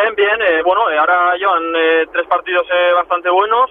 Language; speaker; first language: Spanish; native; Spanish